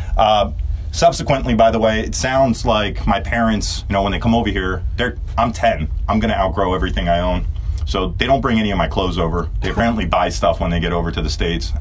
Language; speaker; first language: English; early bilingual, other home language; Turkish